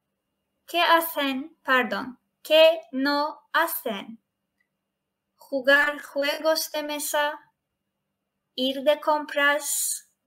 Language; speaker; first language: Spanish; non-native, fluent; Turkish